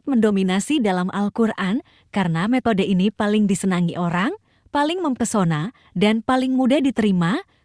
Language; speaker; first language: Indonesian; native; Indonesian